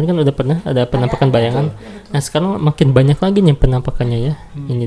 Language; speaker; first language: Indonesian; native; Indonesian